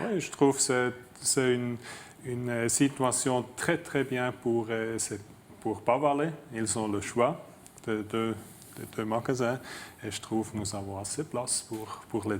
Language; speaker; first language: French; non-native, learner; German